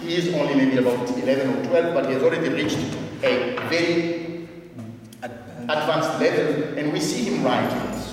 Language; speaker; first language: English; non-native, fluent; Italian